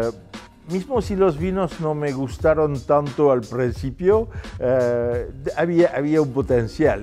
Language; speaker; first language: Spanish; non-native, fluent; French